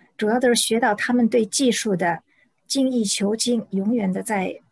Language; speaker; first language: Chinese; native; Chinese